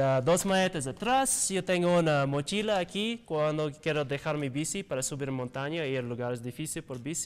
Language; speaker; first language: Spanish; non-native, learner; English